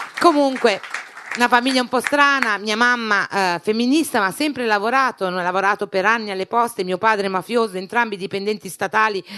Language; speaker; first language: Italian; native; Italian